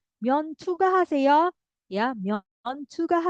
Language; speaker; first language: Korean; non-native, fluent; Indonesian